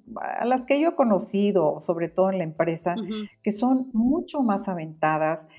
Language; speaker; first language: Spanish; native; Spanish